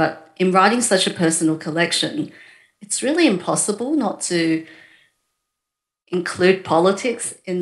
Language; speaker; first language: English; native; English